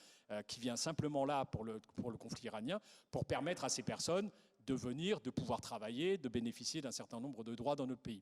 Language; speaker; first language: French; native; French